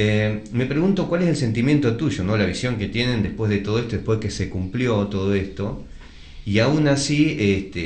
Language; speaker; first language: Spanish; native; Spanish